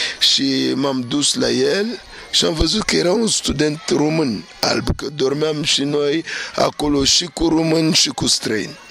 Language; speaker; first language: Romanian; non-native, fluent; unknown